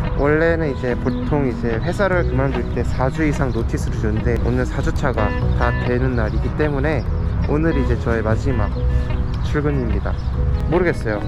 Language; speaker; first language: Korean; native; Korean